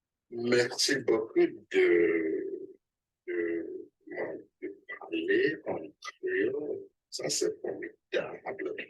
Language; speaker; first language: French; non-native, learner; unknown